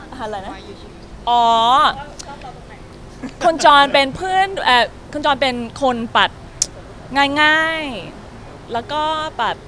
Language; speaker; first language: Thai; non-native, learner; English